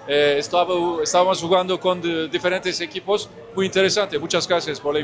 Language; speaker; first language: Spanish; non-native, learner; Turkish